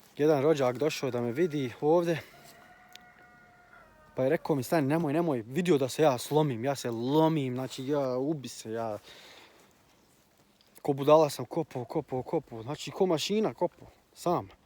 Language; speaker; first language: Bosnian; early bilingual, heritage; Croatian